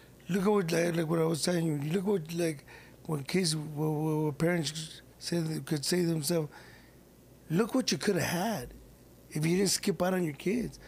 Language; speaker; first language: English; early bilingual, other home language; Spanish